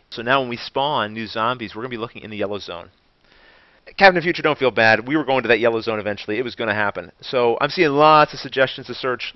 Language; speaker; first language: English; native; English